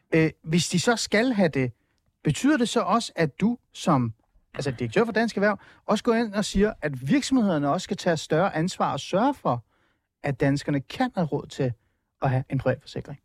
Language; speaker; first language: Danish; native; Danish